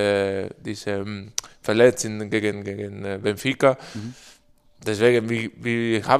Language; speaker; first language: German; non-native, learner; Spanish